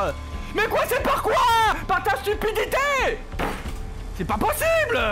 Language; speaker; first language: French; native; French